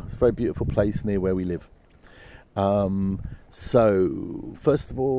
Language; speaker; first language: English; native; English